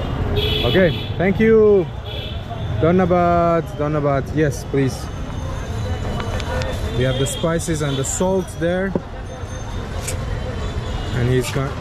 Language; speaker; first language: English; non-native, fluent; Azerbaijani